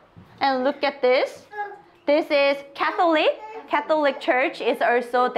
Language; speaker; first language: English; non-native, fluent; Korean